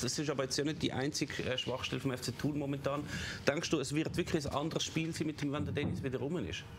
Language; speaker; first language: German; native; German